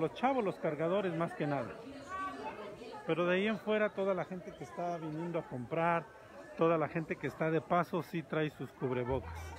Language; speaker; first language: Spanish; native; Spanish